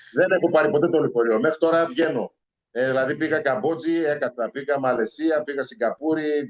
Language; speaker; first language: Greek; native; Greek